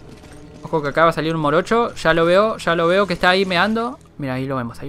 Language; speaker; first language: Spanish; native; Spanish